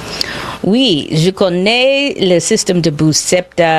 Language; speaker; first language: French; non-native, learner; English